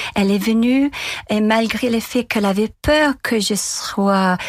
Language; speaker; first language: French; non-native, fluent; English